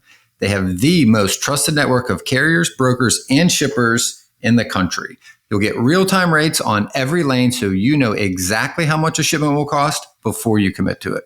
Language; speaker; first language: English; native; English